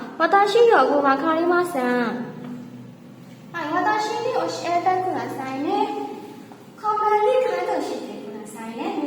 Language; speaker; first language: Japanese; non-native, learner; Burmese